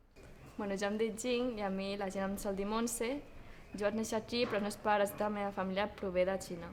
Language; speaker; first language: Catalan; early bilingual, other home language; Chinese